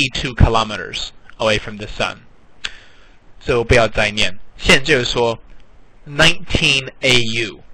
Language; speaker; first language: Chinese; non-native, fluent; English